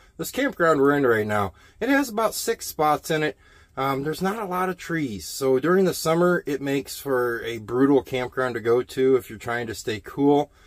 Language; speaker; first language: English; native; English